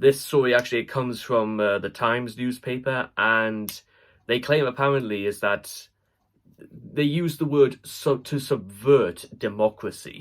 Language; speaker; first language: English; native; English